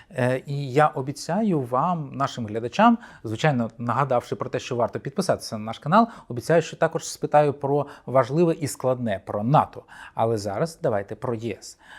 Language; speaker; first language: Ukrainian; native; Ukrainian